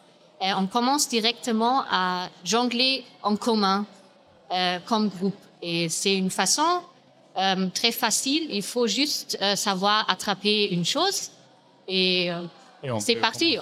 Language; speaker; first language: French; non-native, fluent; German